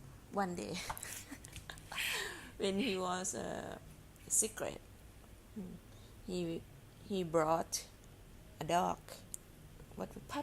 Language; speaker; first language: English; non-native, learner; Thai